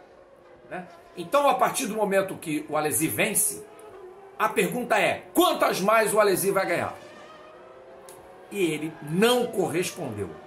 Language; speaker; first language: Portuguese; native; Portuguese